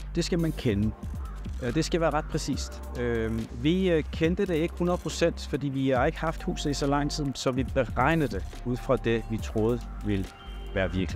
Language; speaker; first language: Danish; non-native, fluent; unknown